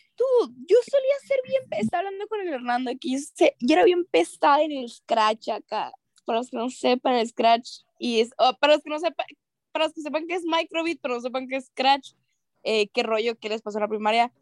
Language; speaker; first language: Spanish; early bilingual, heritage; Spanish